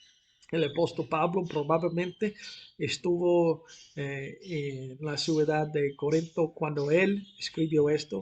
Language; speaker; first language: Spanish; non-native, fluent; English